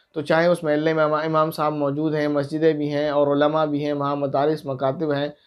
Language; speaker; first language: Urdu; native; Urdu